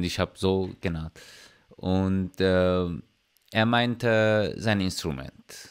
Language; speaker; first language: German; non-native, learner; Persian